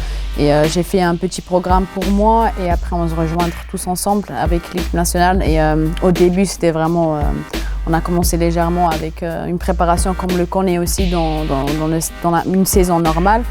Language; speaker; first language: French; non-native, local second language; German